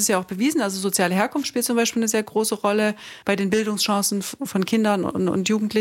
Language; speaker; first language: German; native; German